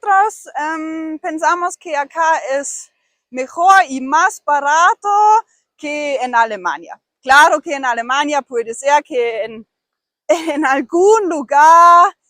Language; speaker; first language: Spanish; non-native, fluent; German